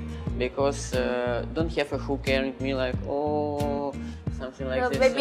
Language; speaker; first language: English; non-native, learner; Ukrainian